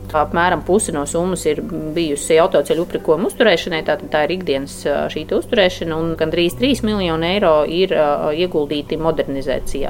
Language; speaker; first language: Latvian; native; Latvian